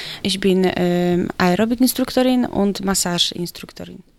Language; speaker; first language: German; non-native, learner; Polish